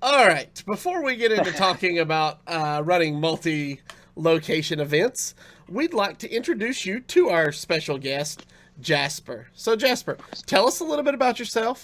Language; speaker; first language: English; native; English